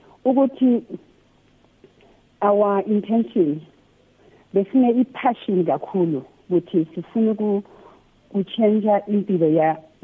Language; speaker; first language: English; non-native, local second language; Tswana